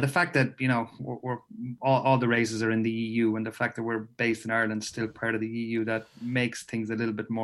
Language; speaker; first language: English; native; English